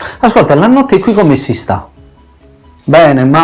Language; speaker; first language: Italian; native; Italian